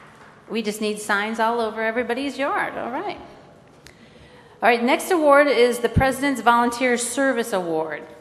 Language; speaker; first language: English; native; English